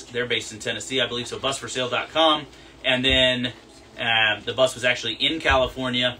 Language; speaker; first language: English; native; English